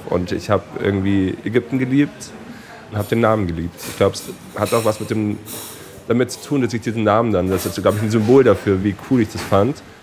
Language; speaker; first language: German; native; German